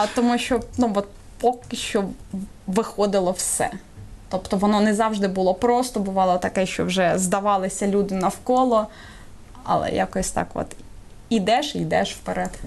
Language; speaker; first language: Ukrainian; native; Ukrainian